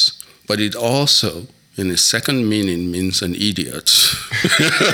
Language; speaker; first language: English; non-native, local second language; Yoruba